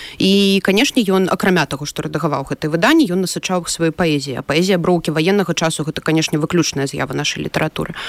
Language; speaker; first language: Belarusian; native; Belarusian